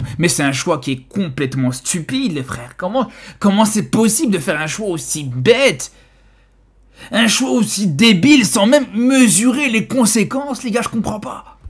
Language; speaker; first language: French; native; French